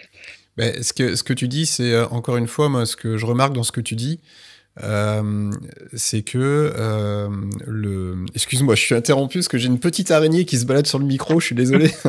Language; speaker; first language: French; native; French